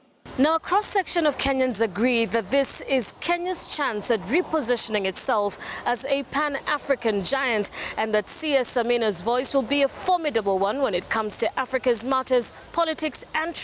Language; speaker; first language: English; non-native, local second language; Swahili